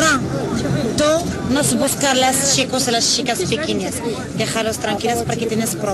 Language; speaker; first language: Spanish; non-native, learner; Arabic